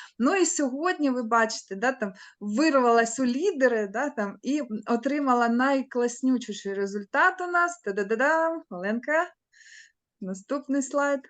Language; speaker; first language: Ukrainian; non-native, local second language; Russian